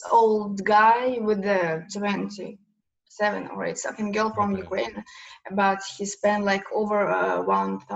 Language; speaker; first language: English; non-native, learner; Ukrainian